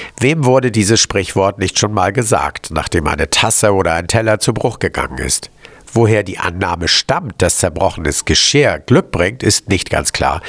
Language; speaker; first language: German; native; German